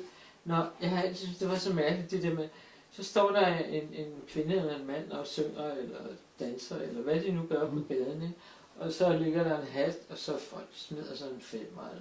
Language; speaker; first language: Danish; native; Danish